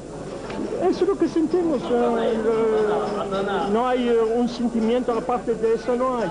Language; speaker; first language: Spanish; early bilingual, heritage; Ladino